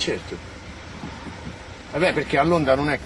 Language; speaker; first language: Italian; native; Italian